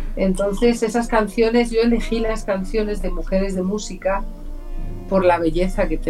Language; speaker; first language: Spanish; native; Spanish